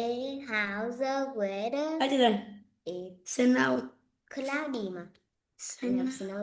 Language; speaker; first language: English; non-native, learner; Vietnamese